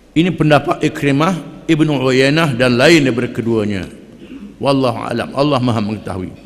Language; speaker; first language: Malay; native; Malay